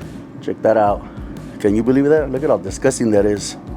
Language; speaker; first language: English; native; English